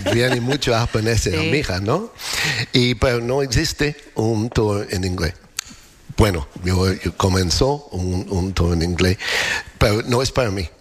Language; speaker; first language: Spanish; non-native, learner; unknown